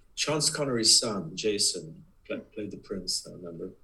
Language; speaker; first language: English; non-native, fluent; Polish